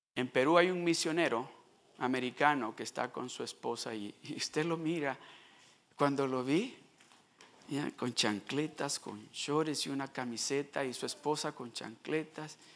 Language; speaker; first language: Spanish; early bilingual, heritage; Spanish